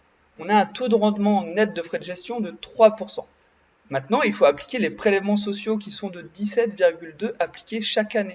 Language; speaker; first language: French; native; French